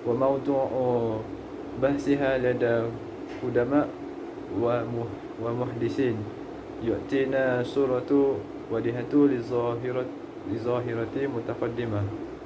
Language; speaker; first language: Arabic; non-native, learner; Malay